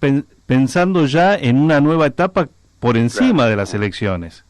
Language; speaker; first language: Spanish; native; Spanish